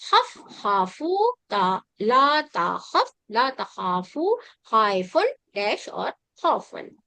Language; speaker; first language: Arabic; non-native, fluent; Urdu